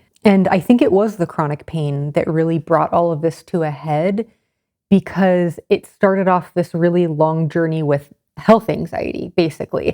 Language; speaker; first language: English; native; English